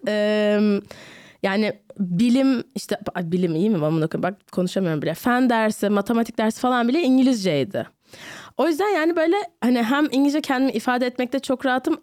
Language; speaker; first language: Turkish; native; Turkish